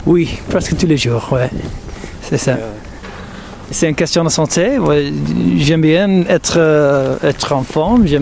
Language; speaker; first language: French; non-native, fluent; English